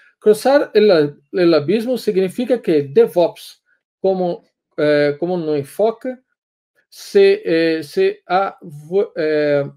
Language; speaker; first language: Spanish; non-native, learner; Portuguese